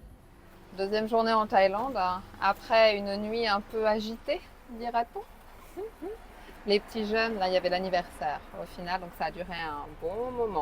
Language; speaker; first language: French; native; French